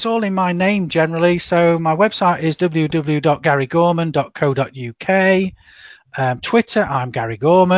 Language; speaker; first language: English; native; English